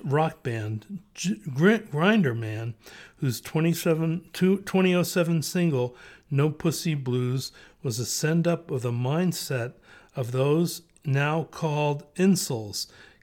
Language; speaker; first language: English; native; English